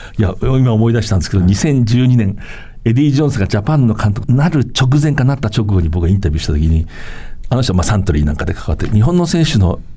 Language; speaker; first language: Japanese; native; Japanese